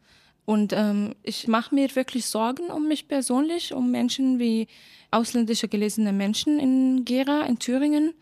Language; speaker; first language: German; non-native, fluent; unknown